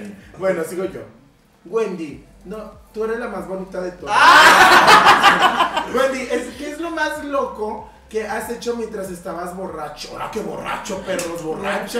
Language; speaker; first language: Spanish; native; Spanish